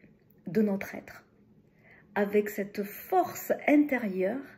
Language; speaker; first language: French; native; French